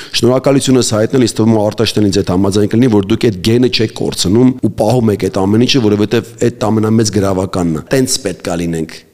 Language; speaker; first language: Armenian; native; Armenian